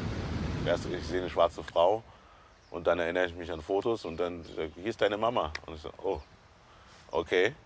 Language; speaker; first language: German; early bilingual, other home language; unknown